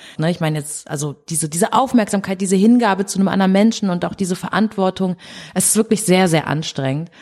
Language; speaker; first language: German; early bilingual, other home language; Portuguese